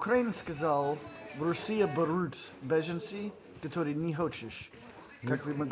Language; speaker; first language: Russian; non-native, learner; English